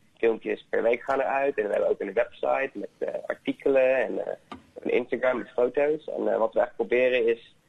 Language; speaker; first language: Dutch; native; Dutch